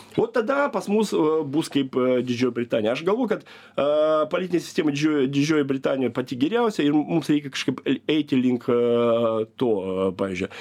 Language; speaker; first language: Lithuanian; non-native, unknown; Russian